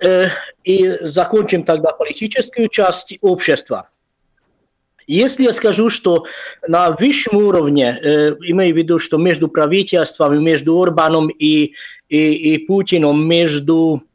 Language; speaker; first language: Russian; non-native, fluent; Hungarian